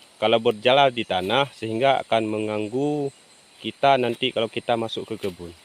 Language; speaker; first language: Indonesian; non-native, local second language; Achinese